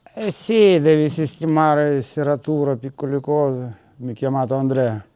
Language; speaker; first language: Italian; non-native, learner; Russian